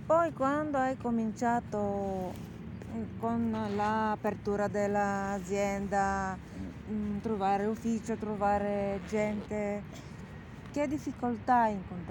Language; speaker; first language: Italian; non-native, fluent; Bulgarian